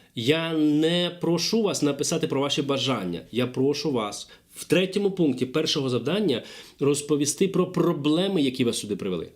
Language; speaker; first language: Ukrainian; non-native, local second language; Russian